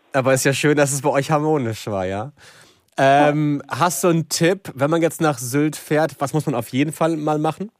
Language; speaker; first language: German; native; German